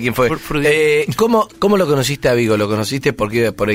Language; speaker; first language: Spanish; native; Spanish